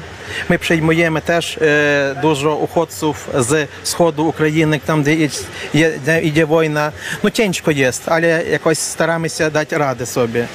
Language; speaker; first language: Polish; non-native, learner; Ukrainian